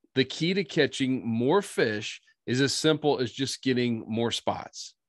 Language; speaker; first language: English; native; English